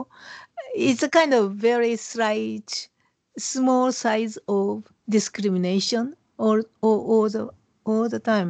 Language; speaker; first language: English; non-native, fluent; Japanese